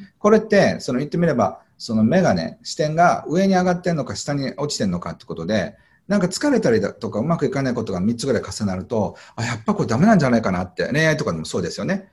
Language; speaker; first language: Japanese; native; Japanese